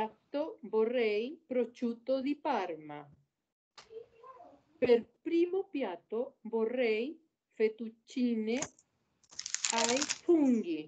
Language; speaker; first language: Italian; non-native, learner; Spanish